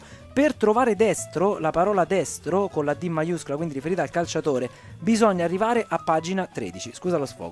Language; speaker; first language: Italian; native; Italian